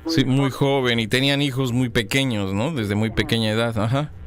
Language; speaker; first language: Spanish; native; Spanish